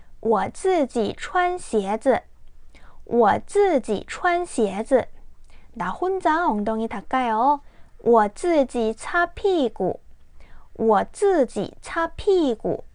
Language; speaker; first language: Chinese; non-native, fluent; Korean